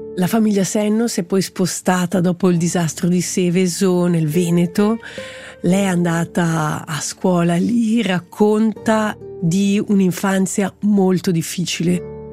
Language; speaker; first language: Italian; native; Italian